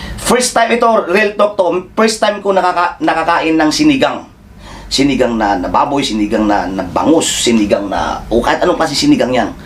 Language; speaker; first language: Filipino; non-native, local second language; Cebuano